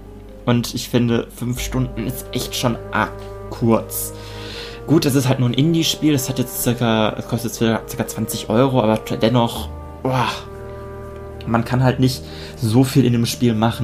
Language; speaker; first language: German; native; German